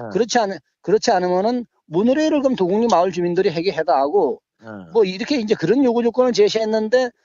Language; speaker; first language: Korean; native; Korean